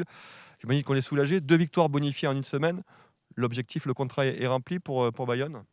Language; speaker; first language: French; native; French